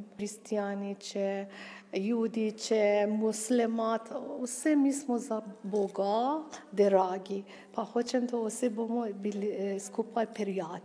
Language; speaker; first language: Slovenian; non-native, learner; Persian